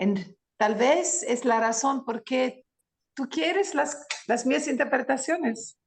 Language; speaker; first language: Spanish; non-native, learner; Greek